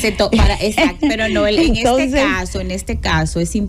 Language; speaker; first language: Spanish; native; Spanish